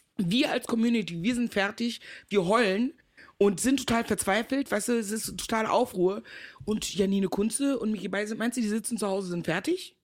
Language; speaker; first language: German; early bilingual, other home language; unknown